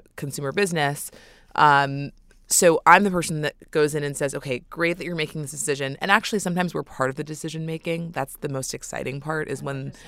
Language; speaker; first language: English; native; English